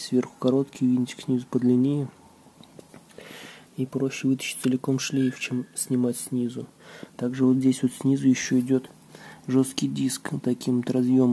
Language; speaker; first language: Russian; native; Russian